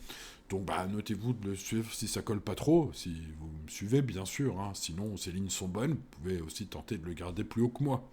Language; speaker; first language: French; native; French